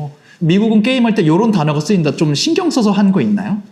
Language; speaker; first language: Korean; native; Korean